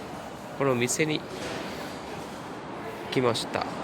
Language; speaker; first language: Japanese; non-native, learner; Sinhala